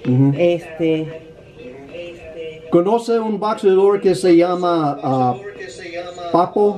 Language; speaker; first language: Spanish; non-native, learner; English